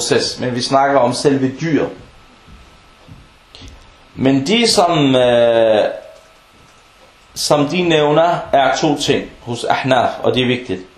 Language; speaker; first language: Danish; non-native, local second language; Arabic